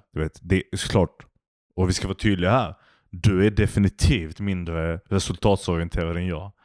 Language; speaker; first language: Swedish; early bilingual, other home language; Turkish